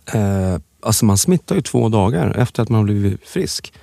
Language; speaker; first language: Swedish; native; Swedish